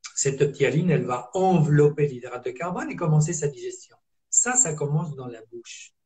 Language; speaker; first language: French; non-native, fluent; Italian